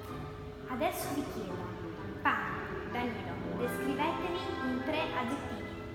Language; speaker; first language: Italian; native; Italian